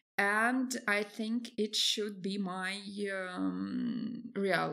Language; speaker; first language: English; non-native, fluent; Russian